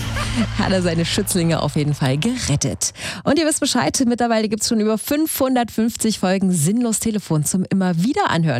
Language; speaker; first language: German; native; German